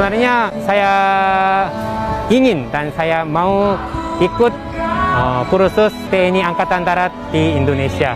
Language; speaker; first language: Indonesian; non-native, fluent; Korean